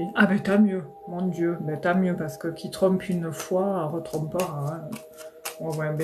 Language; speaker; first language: French; native; French